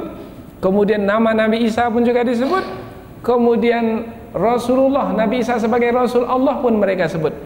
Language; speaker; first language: Malay; native; Malay